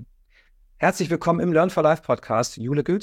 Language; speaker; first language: German; native; German